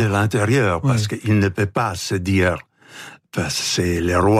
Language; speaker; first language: French; non-native, fluent; Italian